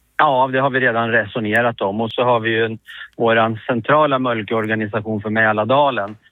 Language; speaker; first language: Swedish; native; Swedish